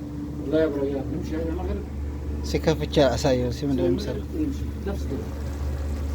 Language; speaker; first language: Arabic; non-native, learner; Amharic